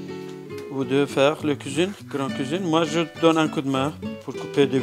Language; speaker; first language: French; non-native, fluent; Turkish